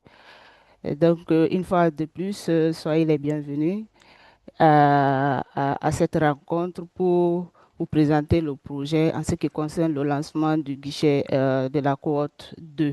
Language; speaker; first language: French; non-native, local second language; Susu